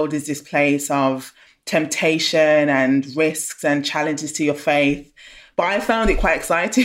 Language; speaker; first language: English; native; English